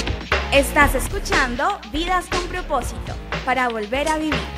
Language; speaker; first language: Spanish; native; Spanish